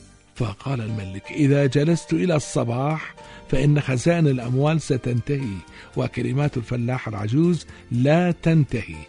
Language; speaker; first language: Arabic; native; Arabic